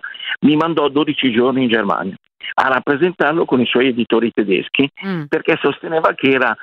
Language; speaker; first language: Italian; native; Italian